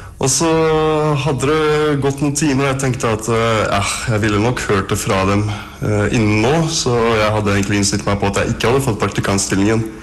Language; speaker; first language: Norwegian; early bilingual, other home language; Russian